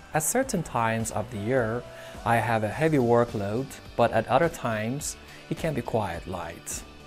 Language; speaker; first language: English; non-native, fluent; Persian